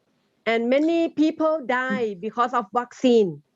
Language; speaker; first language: English; non-native, learner; Thai